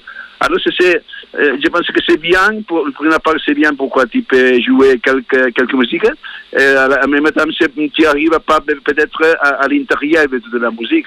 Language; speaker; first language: French; non-native, learner; Spanish